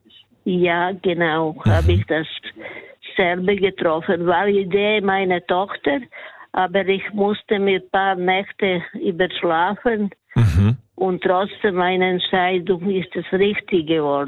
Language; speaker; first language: German; non-native, fluent; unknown